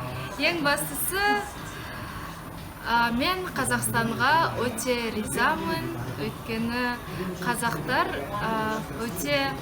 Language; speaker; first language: Kazakh; non-native, learner; Yakut